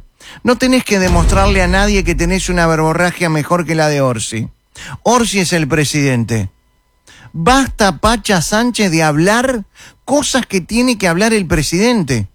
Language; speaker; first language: Spanish; native; Spanish